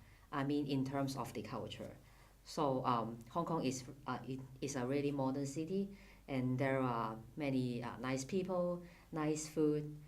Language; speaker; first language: English; non-native, fluent; Cantonese